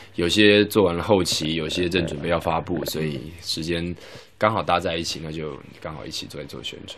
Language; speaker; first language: Chinese; native; Chinese